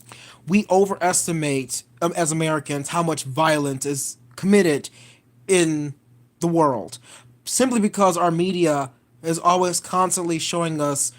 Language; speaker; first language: English; native; English